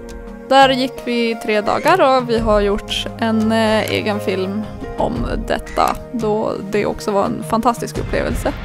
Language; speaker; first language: Swedish; native; Swedish